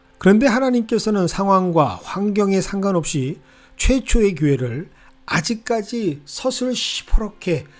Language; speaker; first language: Korean; native; Korean